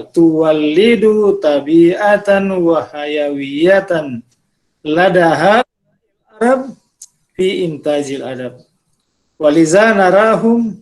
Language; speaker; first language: Arabic; non-native, fluent; Indonesian